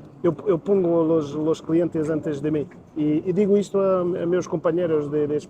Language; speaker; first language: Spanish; non-native, learner; Portuguese